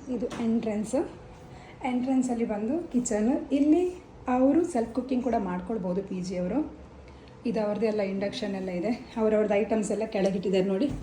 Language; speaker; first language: Kannada; non-native, local second language; Tulu